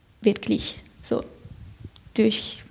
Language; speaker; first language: German; non-native, fluent; Italian